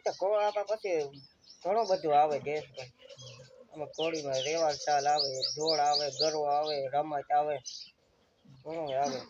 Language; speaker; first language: Gujarati; native; Gujarati